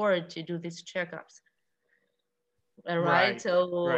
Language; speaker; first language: English; non-native, fluent; Arabic